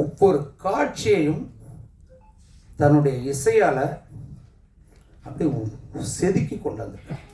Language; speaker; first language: Tamil; native; Tamil